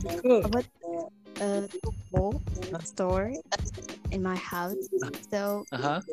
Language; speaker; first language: English; non-native, learner; Indonesian